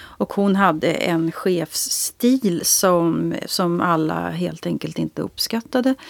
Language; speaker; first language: Swedish; native; Swedish